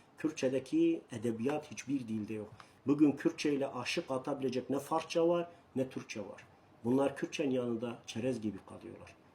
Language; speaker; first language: Turkish; non-native, local second language; Kurdish